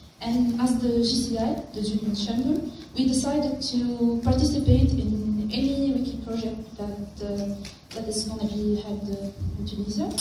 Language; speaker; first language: English; non-native, local second language; Arabic